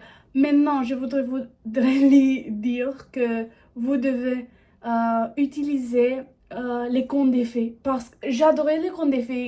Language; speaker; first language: French; non-native, learner; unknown